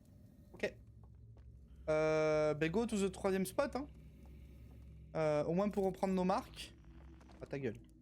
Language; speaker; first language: French; native; French